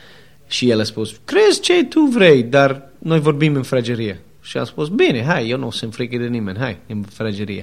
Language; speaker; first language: Romanian; non-native, learner; English